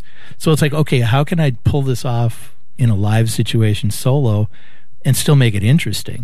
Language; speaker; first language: English; native; English